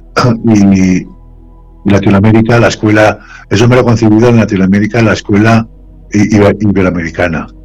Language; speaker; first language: Spanish; native; Spanish